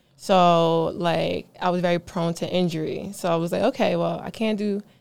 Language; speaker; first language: English; native; English